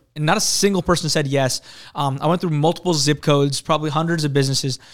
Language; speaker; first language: English; early bilingual, other home language; Urdu